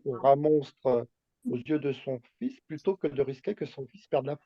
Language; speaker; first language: French; native; French